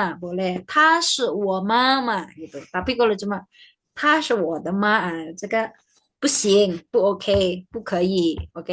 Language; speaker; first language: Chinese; non-native, fluent; Indonesian